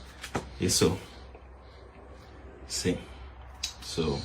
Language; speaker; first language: Portuguese; non-native, learner; English